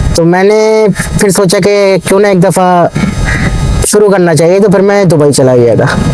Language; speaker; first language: Urdu; native; Urdu